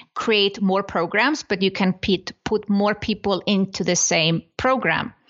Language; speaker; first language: English; non-native, fluent; Icelandic